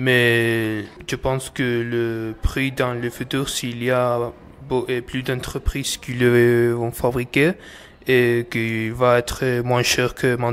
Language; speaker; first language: French; non-native, learner; Spanish